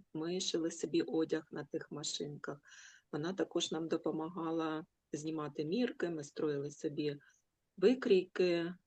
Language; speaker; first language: Ukrainian; non-native, local second language; Russian